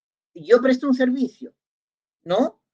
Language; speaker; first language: Spanish; native; Spanish